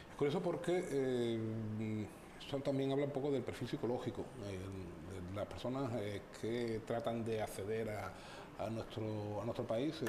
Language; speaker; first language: Spanish; native; Spanish